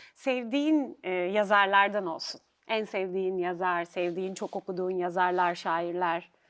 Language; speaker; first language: Turkish; native; Turkish